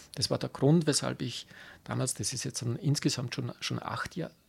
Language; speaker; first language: German; native; German